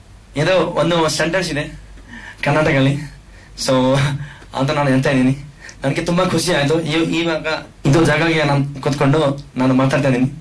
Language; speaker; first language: Kannada; non-native, learner; Hindi